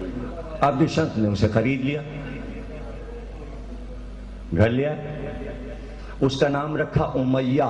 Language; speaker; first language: Urdu; native; Urdu